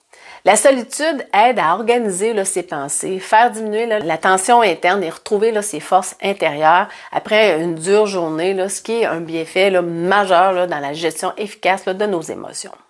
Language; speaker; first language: French; native; French